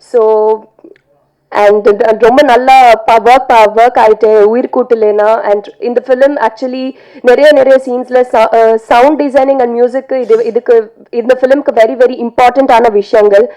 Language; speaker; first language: Tamil; non-native, learner; Telugu